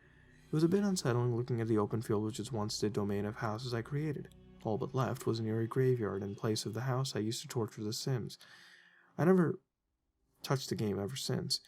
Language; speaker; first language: English; native; English